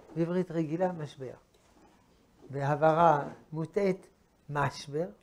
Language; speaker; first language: Hebrew; non-native, fluent; French